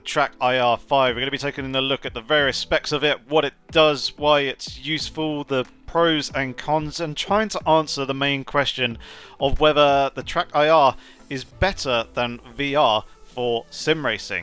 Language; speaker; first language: English; native; English